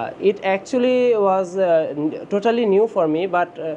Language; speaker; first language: English; non-native, learner; Bangla